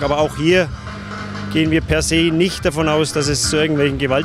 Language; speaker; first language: German; native; German